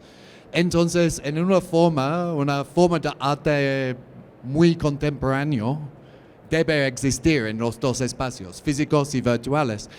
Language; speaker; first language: Spanish; non-native, learner; English